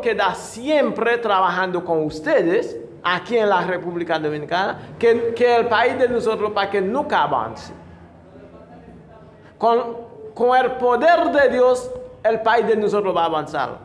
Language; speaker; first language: Spanish; non-native, fluent; Haitian Creole